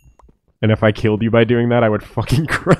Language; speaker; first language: English; native; English